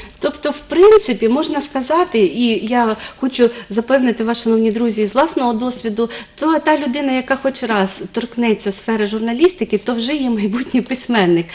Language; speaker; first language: Ukrainian; native; Ukrainian